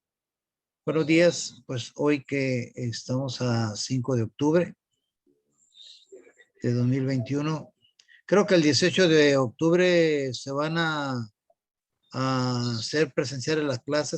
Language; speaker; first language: Spanish; native; Spanish